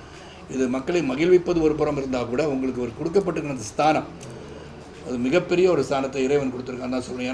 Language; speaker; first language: Tamil; native; Tamil